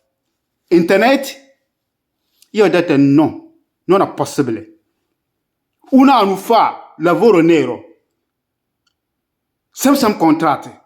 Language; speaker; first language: Italian; non-native, learner; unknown